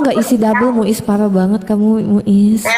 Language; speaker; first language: Indonesian; native; Indonesian